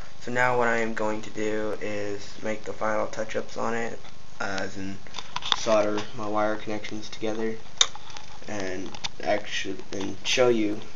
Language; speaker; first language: English; native; English